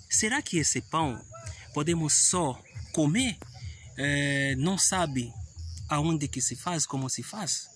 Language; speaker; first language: Portuguese; non-native, fluent; Haitian Creole